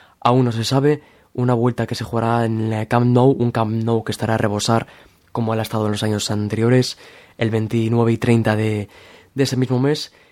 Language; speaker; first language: Spanish; native; Spanish